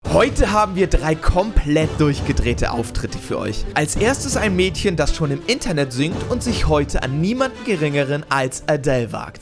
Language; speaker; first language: German; native; German